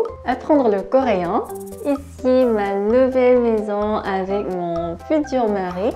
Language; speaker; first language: French; non-native, learner; Korean